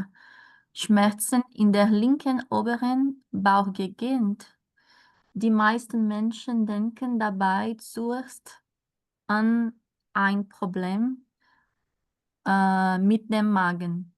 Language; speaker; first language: German; non-native, learner; Portuguese